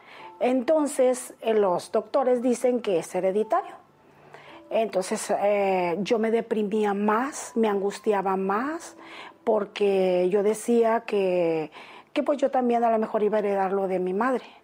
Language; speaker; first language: Spanish; native; Spanish